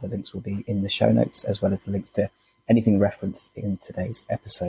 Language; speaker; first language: English; native; English